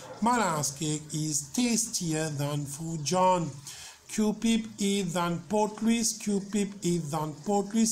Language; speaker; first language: English; non-native, local second language; Morisyen